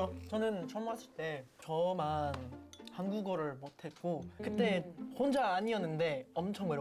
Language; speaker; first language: Korean; non-native, fluent; English